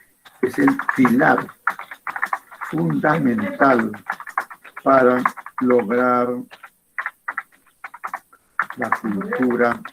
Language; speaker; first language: Spanish; native; Spanish